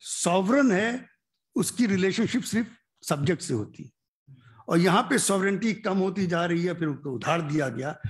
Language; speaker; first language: Hindi; native; Hindi